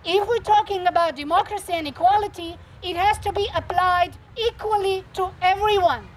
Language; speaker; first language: English; non-native, fluent; Armenian